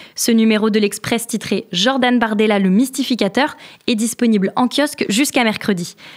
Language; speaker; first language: French; native; French